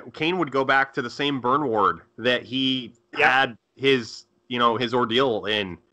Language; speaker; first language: English; native; English